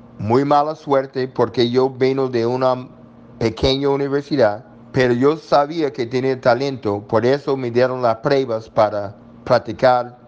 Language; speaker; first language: Spanish; non-native, learner; English